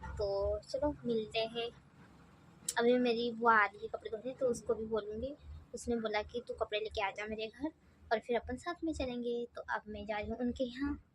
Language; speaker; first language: Hindi; native; Hindi